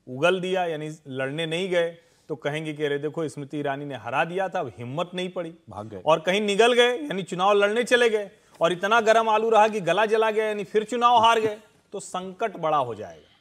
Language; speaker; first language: Hindi; native; Hindi